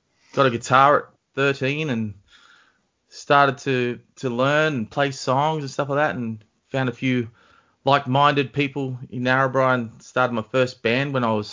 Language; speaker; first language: English; native; English